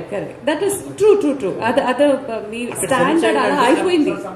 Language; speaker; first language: Telugu; non-native, fluent; Malayalam